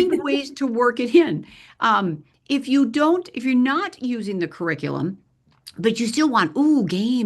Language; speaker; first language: English; native; English